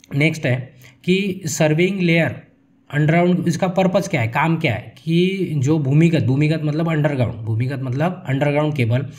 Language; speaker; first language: Hindi; non-native, local second language; Marathi